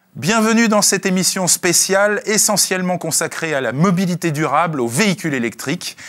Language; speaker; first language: French; native; French